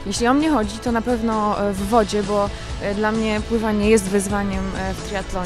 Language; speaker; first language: Polish; native; Polish